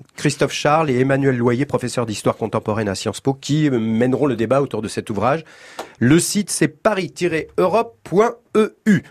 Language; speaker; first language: French; native; French